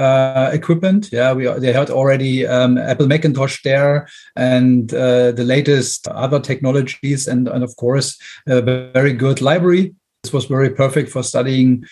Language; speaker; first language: English; non-native, fluent; German